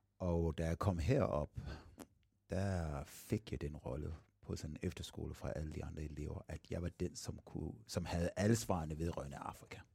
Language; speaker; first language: Danish; non-native, fluent; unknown